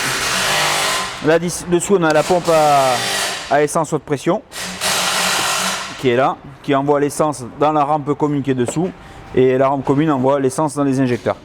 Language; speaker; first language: French; native; French